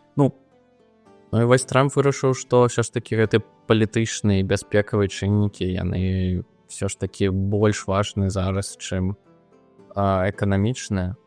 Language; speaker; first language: Belarusian; non-native, local second language; Russian